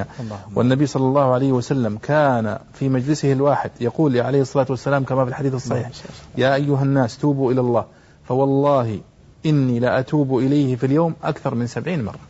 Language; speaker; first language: Arabic; native; Arabic